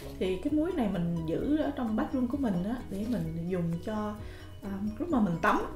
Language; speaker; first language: Vietnamese; early bilingual, heritage; Vietnamese